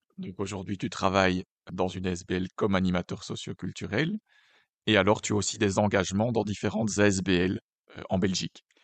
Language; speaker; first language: French; native; French